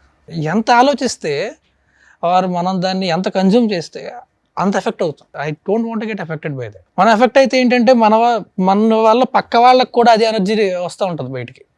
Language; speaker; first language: Telugu; native; Telugu